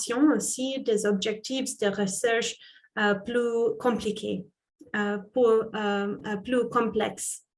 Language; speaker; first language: French; non-native, fluent; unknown